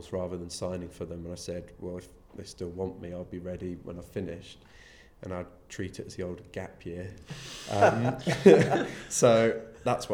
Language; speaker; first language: English; native; English